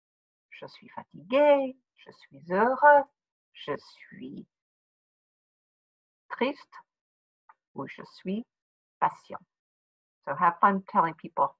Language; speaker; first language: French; non-native, fluent; English